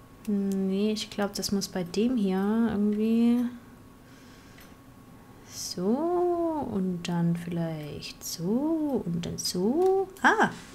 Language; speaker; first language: German; native; German